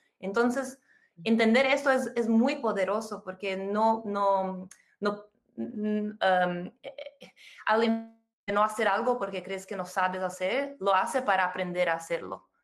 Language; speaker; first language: Spanish; non-native, fluent; Portuguese